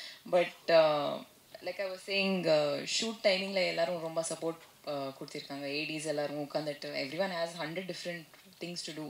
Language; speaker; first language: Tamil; non-native, learner; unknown